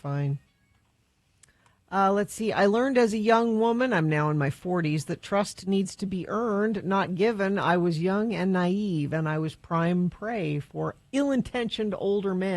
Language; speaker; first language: English; native; English